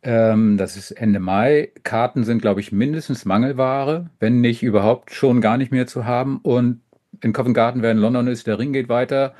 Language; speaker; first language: German; native; German